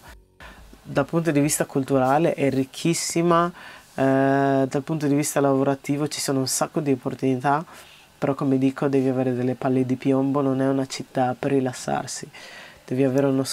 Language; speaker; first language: Italian; early bilingual, other home language; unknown